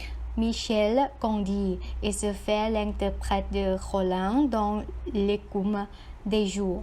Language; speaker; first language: French; non-native, learner; Thai